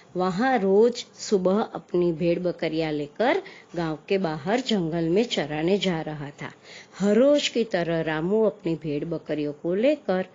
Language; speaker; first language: Hindi; non-native, local second language; Gujarati